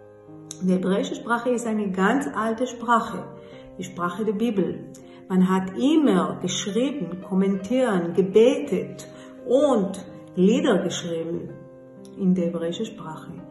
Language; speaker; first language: German; non-native, fluent; Hebrew